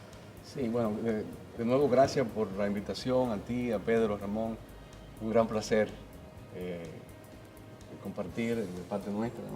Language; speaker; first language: Spanish; native; Spanish